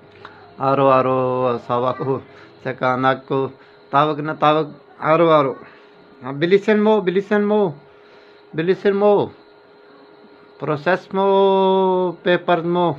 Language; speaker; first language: Filipino; non-native, learner; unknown